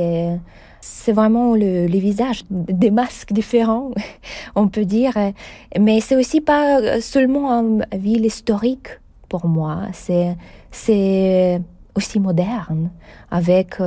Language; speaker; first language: French; non-native, fluent; Russian